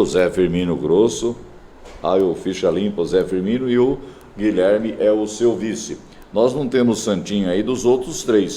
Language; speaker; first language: Portuguese; native; Portuguese